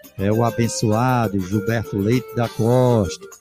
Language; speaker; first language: Portuguese; native; Portuguese